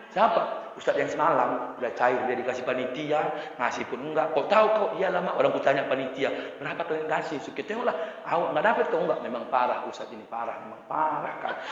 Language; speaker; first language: Malay; non-native, local second language; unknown